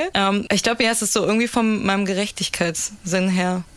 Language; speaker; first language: German; native; German